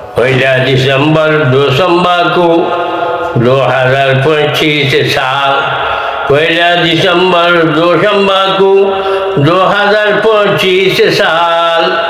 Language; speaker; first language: Urdu; non-native, fluent; Bangla